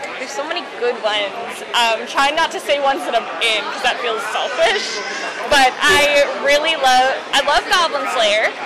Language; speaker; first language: English; native; English